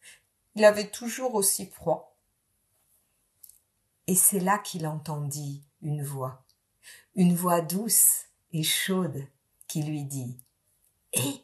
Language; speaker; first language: French; native; French